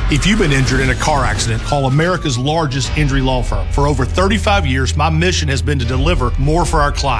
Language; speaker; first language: English; native; English